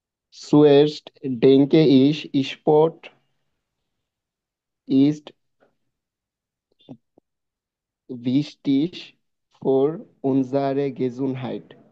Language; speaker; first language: German; non-native, learner; Bangla